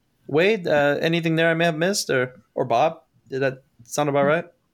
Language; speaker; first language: English; native; English